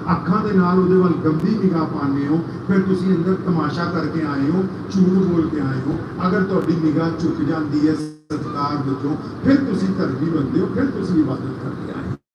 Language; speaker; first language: Punjabi; non-native, local second language; Urdu